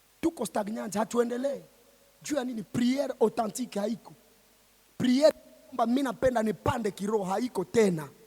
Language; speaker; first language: Swahili; native; Swahili